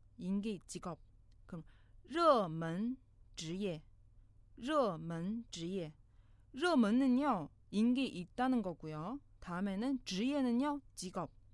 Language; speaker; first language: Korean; non-native, fluent; Chinese